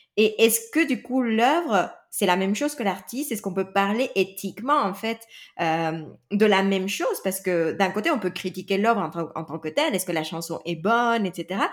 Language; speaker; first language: French; non-native, fluent; Spanish